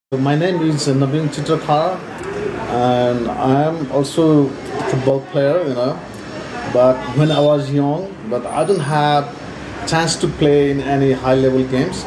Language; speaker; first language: English; non-native, learner; Nepali